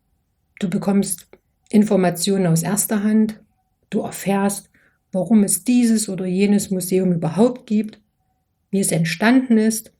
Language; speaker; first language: German; native; German